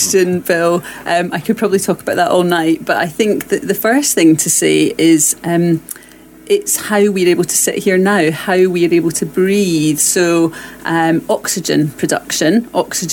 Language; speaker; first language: English; native; English